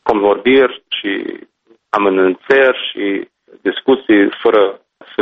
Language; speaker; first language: Romanian; non-native, fluent; English